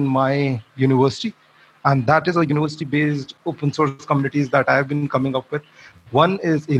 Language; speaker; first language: English; non-native, local second language; Hindi